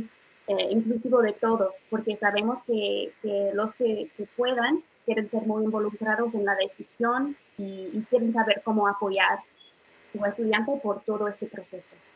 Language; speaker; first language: Spanish; non-native, fluent; English